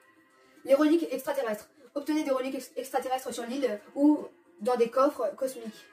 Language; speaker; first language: French; native; French